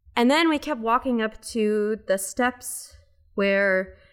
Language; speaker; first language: English; native; English